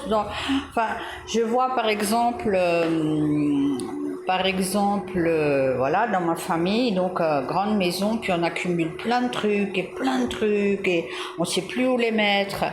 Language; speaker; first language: French; native; French